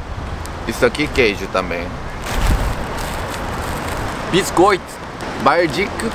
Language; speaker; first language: Portuguese; non-native, learner; Korean